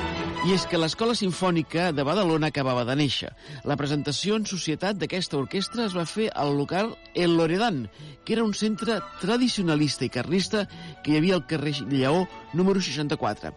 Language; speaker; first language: Catalan; native; Catalan